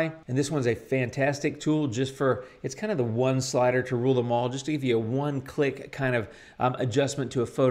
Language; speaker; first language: English; native; English